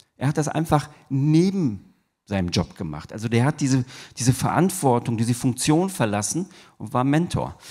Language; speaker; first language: German; early bilingual, other home language; Turkish